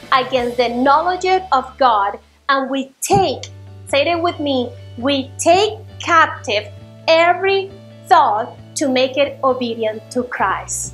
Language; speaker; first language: English; non-native, fluent; Spanish